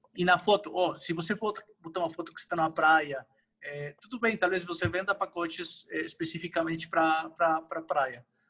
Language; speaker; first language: Portuguese; non-native, fluent; Spanish